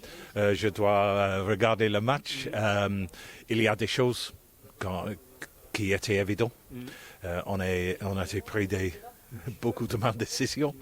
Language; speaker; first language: French; non-native, fluent; English